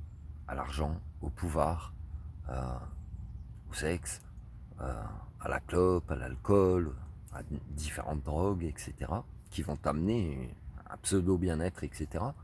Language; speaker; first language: French; native; French